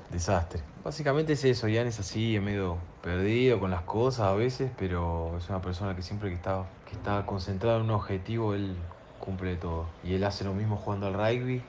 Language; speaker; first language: Spanish; non-native, fluent; Portuguese